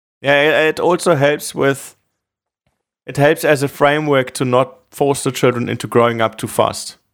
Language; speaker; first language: English; non-native, fluent; German